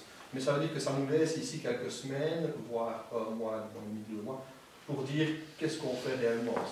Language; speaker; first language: French; native; French